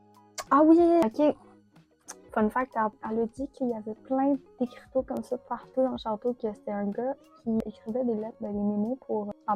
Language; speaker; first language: French; native; French